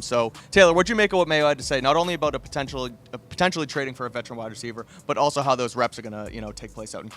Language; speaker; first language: English; native; English